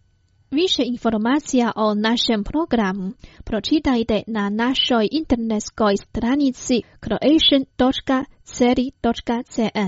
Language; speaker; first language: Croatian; non-native, fluent; Chinese